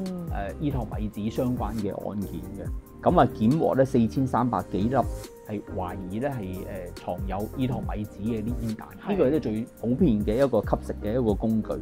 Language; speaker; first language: Cantonese; native; Cantonese